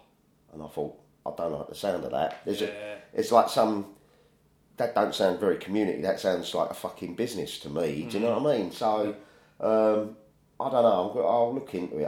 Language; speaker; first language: English; native; English